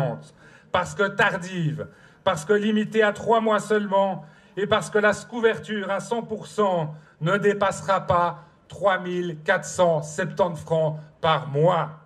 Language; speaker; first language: French; native; French